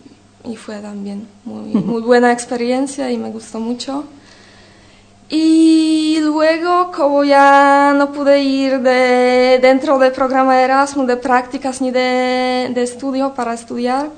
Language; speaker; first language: Spanish; non-native, fluent; Polish